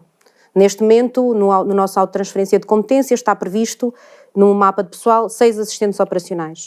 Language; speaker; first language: Portuguese; native; Portuguese